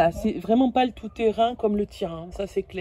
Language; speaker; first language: French; native; French